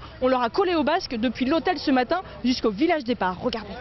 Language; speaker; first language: French; native; French